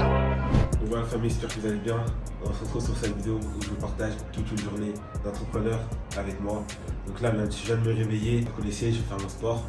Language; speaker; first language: French; native; French